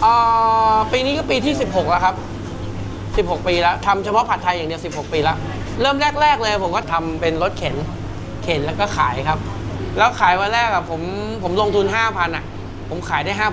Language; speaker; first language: Thai; native; Thai